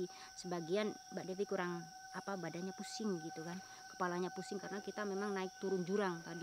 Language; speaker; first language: Indonesian; native; Indonesian